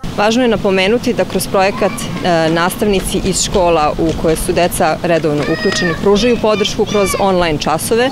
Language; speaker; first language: Serbian; native; Serbian